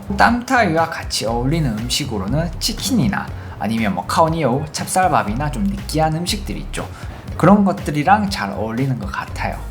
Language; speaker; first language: Korean; native; Korean